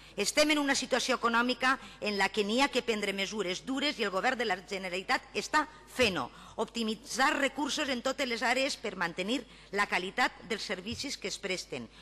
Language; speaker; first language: Catalan; native; Catalan